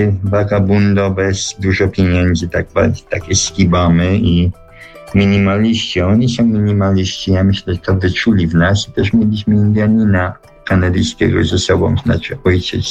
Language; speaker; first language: Polish; early bilingual, heritage; Polish